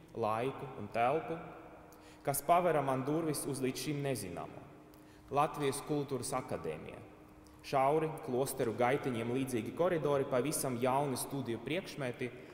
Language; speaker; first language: Latvian; non-native, local second language; Russian